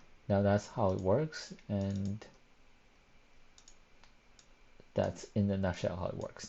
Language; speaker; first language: English; non-native, fluent; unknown